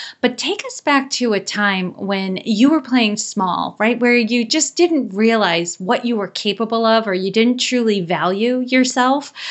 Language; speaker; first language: English; native; English